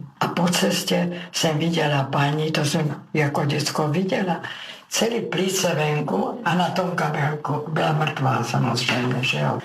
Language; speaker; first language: Czech; native; Czech